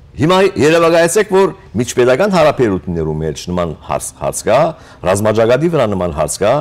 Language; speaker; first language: Armenian; native; Armenian